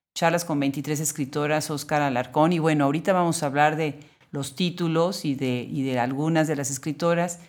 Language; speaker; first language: Spanish; native; Spanish